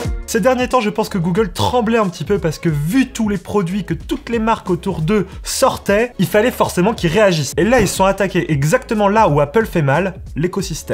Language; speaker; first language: French; native; French